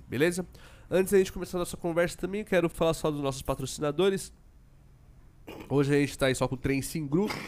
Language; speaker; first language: Portuguese; native; Portuguese